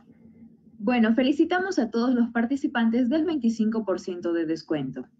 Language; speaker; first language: Spanish; native; Spanish